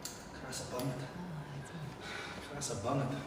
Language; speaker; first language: Indonesian; non-native, fluent; English